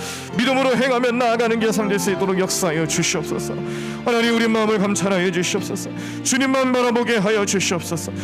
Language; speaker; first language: Korean; native; Korean